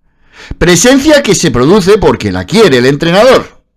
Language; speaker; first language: Spanish; native; Spanish